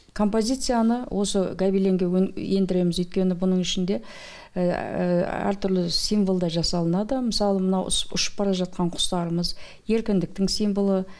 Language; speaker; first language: Kazakh; native; Kazakh